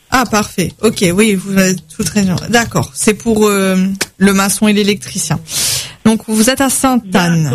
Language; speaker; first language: French; native; French